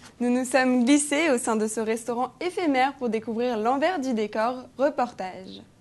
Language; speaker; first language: French; native; French